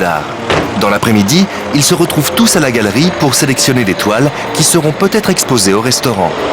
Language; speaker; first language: French; native; French